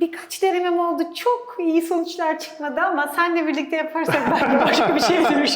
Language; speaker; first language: Turkish; native; Turkish